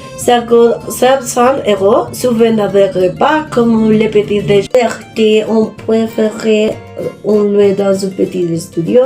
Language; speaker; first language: French; non-native, learner; Spanish